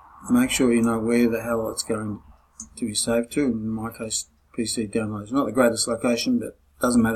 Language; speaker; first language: English; native; English